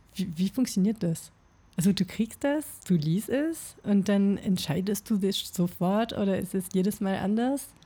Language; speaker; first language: German; non-native, fluent; French